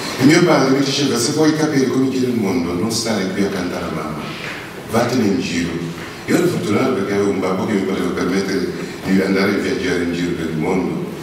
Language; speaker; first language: Italian; non-native, fluent; Wolof